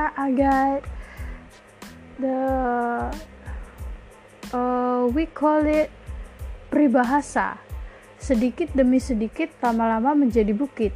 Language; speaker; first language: English; non-native, learner; Malay